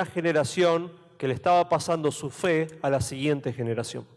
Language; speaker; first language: Spanish; native; Spanish